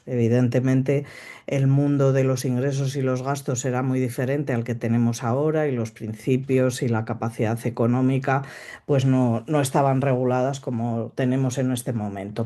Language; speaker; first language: Spanish; native; Spanish